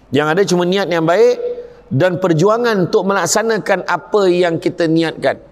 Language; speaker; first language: Malay; native; Malay